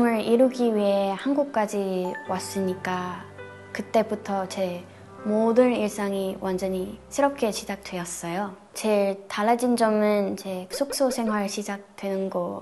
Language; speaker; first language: Korean; non-native, learner; Thai